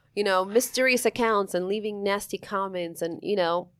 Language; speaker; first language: English; early bilingual, other home language; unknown